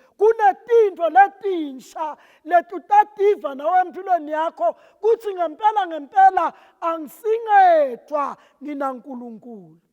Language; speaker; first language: Zulu; non-native, local second language; Swati